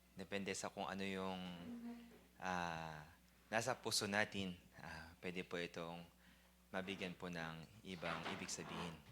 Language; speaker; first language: Filipino; non-native, fluent; Korean